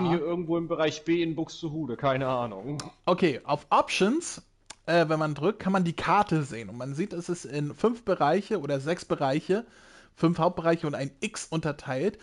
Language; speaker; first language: German; native; German